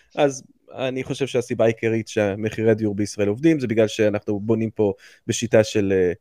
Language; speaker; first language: Hebrew; non-native, fluent; English